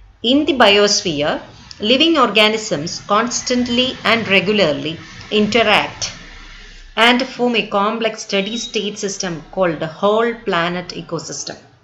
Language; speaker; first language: English; non-native, local second language; Malayalam